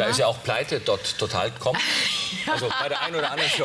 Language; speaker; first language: German; native; German